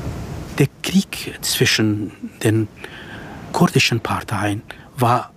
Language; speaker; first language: German; non-native, fluent; Central Kurdish